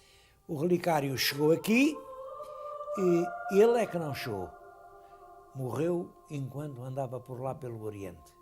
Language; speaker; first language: Portuguese; native; Portuguese